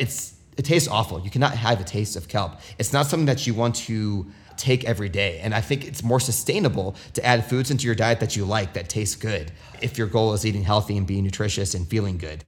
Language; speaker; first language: English; native; English